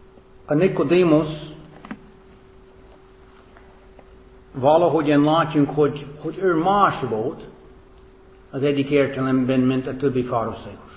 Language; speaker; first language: Hungarian; non-native, fluent; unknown